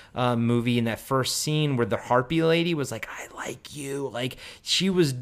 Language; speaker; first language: English; native; English